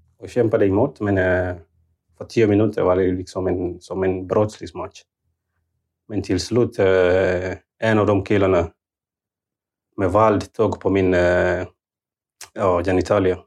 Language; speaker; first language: Swedish; non-native, fluent; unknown